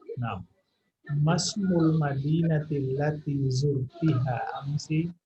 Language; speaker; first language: Arabic; non-native, fluent; Indonesian